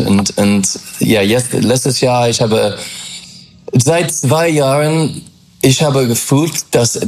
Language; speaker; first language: German; non-native, fluent; English